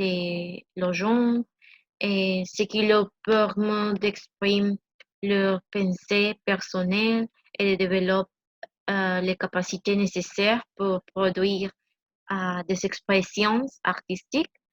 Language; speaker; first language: French; non-native, learner; Spanish